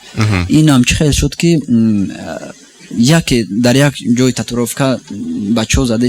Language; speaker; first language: Persian; non-native, local second language; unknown